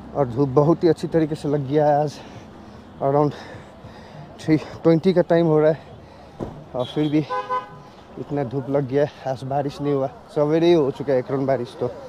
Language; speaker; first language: Hindi; non-native, local second language; Nepali